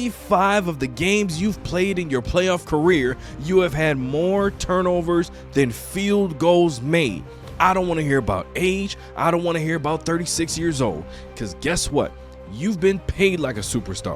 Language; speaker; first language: English; native; English